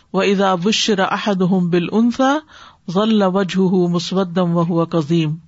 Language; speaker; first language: Urdu; native; Urdu